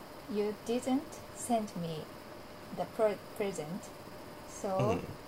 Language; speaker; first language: English; non-native, learner; Japanese